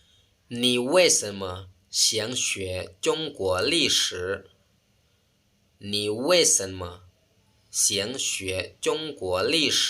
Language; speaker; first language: Chinese; non-native, fluent; Lao